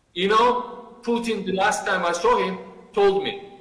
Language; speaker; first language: English; non-native, fluent; Georgian